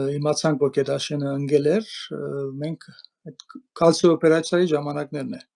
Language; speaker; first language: Armenian; early bilingual, heritage; Armenian